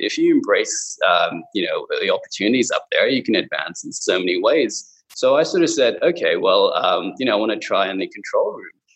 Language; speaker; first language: English; non-native, local second language; Cantonese